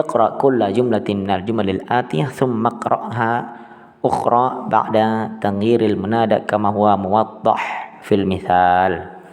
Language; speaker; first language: Arabic; non-native, fluent; Indonesian